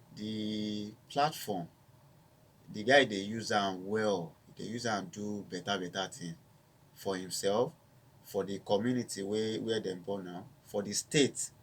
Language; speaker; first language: Nigerian Pidgin; non-native, local second language; Yoruba